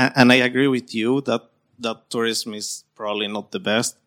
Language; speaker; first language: English; non-native, fluent; Spanish